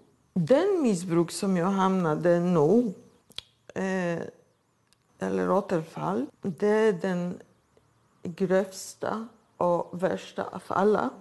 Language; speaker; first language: Swedish; non-native, fluent; Polish